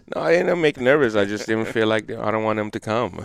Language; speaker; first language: English; non-native, fluent; Papiamento